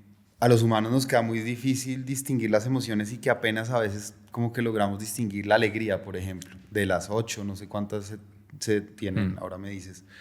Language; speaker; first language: Spanish; native; Spanish